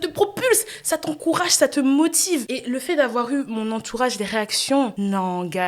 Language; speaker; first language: French; native; French